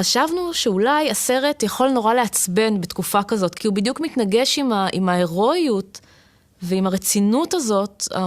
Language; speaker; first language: Hebrew; native; Hebrew